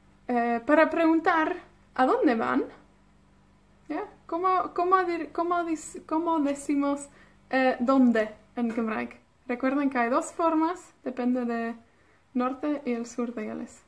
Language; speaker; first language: Spanish; non-native, fluent; Welsh